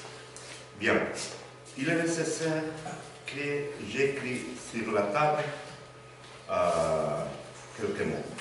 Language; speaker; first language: French; non-native, learner; Spanish